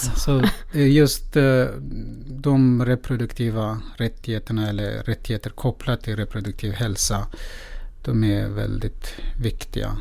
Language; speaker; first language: Swedish; non-native, fluent; Persian